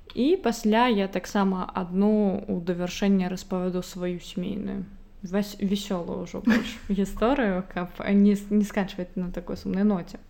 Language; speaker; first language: Belarusian; non-native, local second language; Russian